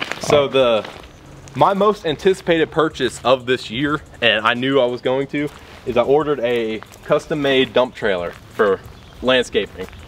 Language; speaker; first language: English; native; English